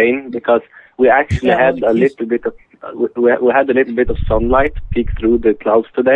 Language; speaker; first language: English; non-native, fluent; Swedish